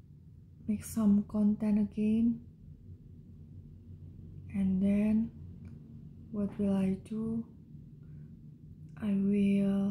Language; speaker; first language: English; non-native, learner; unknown